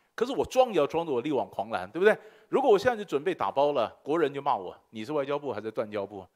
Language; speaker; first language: Chinese; native; Chinese